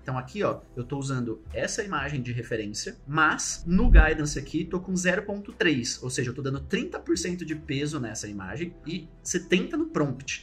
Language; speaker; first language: Portuguese; native; Portuguese